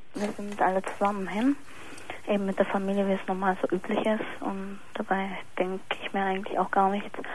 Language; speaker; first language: German; early bilingual, other home language; Turkish